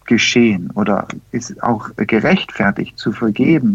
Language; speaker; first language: German; early bilingual, heritage; German